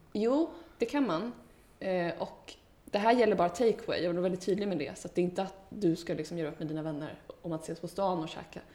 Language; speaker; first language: Swedish; early bilingual, heritage; Swedish